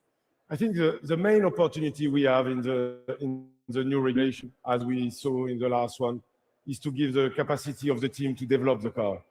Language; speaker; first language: English; non-native, fluent; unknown